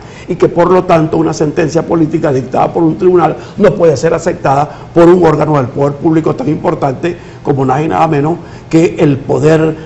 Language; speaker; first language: Spanish; native; Spanish